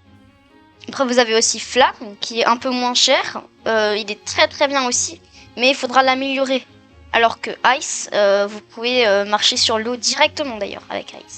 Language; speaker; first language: French; native; French